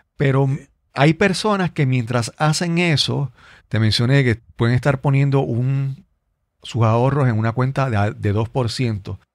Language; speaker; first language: Spanish; native; Spanish